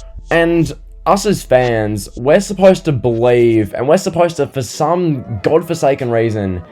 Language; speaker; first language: English; native; English